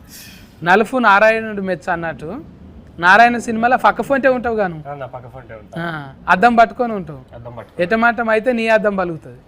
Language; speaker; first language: Telugu; native; Telugu